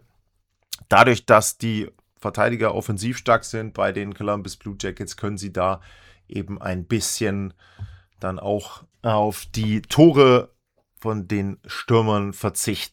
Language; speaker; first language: German; native; German